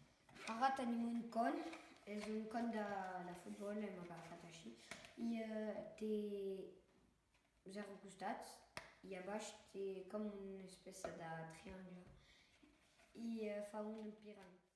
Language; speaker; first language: Catalan; non-native, local second language; French